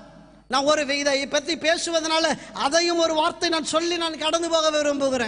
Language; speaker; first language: Tamil; native; Tamil